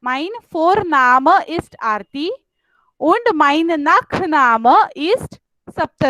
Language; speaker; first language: German; non-native, fluent; Marathi